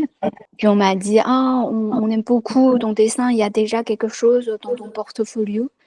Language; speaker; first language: French; non-native, fluent; Chinese